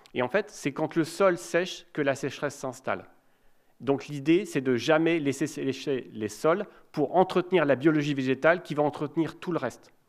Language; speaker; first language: French; native; French